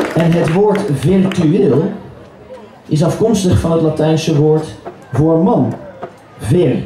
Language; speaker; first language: Dutch; native; Dutch